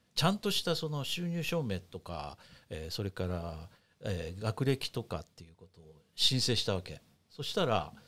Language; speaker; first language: Japanese; native; Japanese